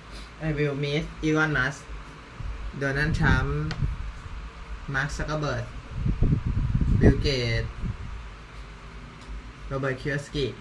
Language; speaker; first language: English; non-native, learner; Thai